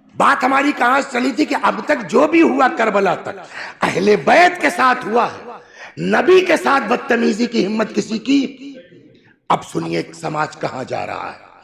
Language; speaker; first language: Urdu; native; Urdu